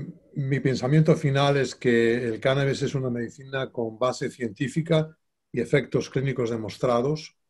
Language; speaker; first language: Spanish; native; Spanish